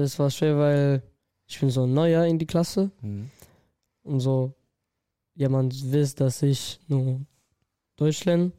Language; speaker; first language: German; non-native, learner; Russian